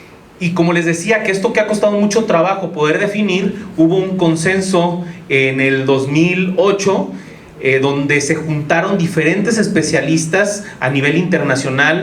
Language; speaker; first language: Spanish; native; Spanish